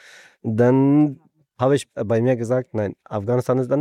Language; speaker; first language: German; non-native, learner; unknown